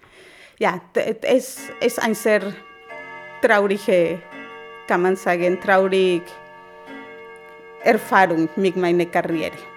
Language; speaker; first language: German; non-native, learner; Spanish